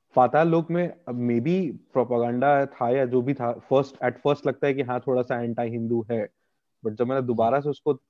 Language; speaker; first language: Hindi; native; Hindi